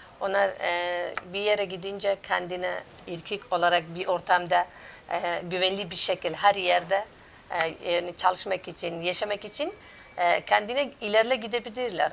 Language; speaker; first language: Turkish; non-native, learner; Persian